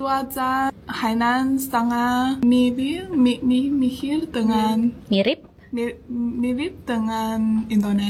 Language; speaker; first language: Indonesian; non-native, learner; Chinese